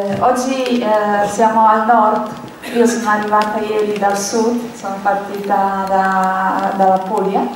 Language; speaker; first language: Italian; non-native, fluent; Polish